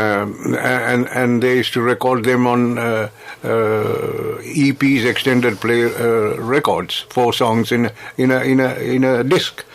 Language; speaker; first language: English; non-native, local second language; Sinhala